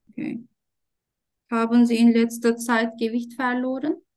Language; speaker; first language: German; non-native, fluent; Turkish